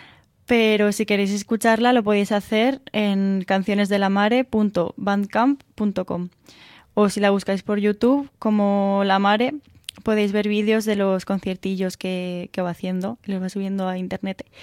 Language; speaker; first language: Spanish; native; Spanish